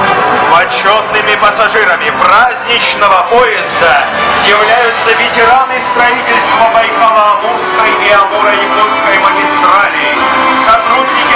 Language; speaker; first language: Russian; native; Russian